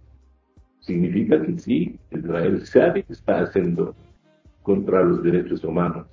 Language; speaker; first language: Spanish; non-native, fluent; Arabic